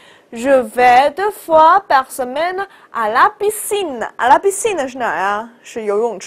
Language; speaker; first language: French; non-native, fluent; Chinese